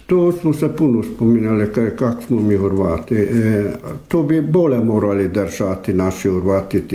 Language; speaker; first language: Serbian; early bilingual, heritage; Croatian